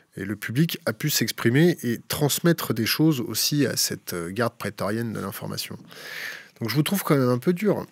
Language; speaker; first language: French; native; French